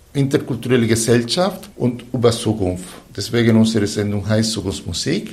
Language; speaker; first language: German; non-native, fluent; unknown